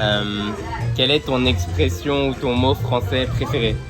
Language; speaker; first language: French; native; French